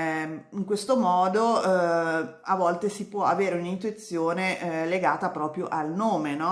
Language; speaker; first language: Italian; native; Italian